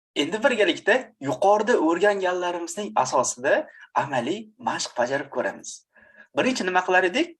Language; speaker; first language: Uzbek; native; Uzbek